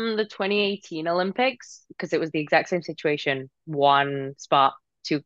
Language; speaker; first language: English; native; English